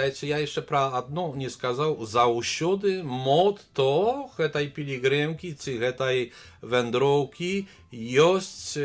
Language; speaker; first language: Polish; non-native, learner; Belarusian